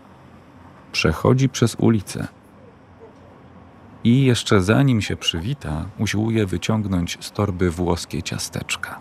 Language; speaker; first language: Polish; native; Polish